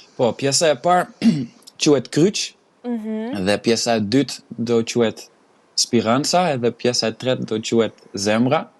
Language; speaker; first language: Albanian; non-native, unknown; Dutch